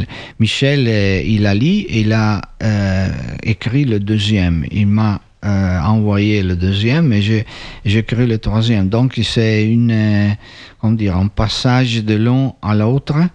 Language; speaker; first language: French; non-native, learner; Italian